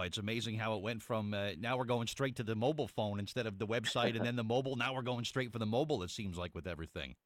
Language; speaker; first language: English; native; English